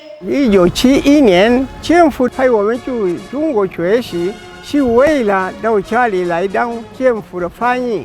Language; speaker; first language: Chinese; non-native, fluent; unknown